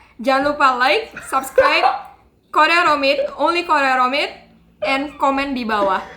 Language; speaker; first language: Indonesian; native; Indonesian